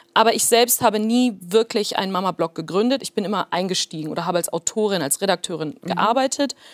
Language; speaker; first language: German; early bilingual, other home language; Plautdietsch